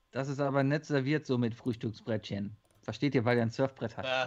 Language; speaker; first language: German; native; German